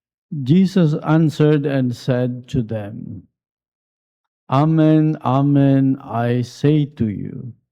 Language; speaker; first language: English; non-native, local second language; Filipino